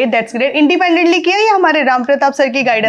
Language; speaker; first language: Hindi; native; Hindi